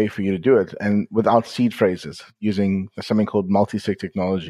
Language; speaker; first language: English; native; English